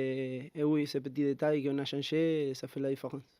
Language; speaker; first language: French; non-native, fluent; Spanish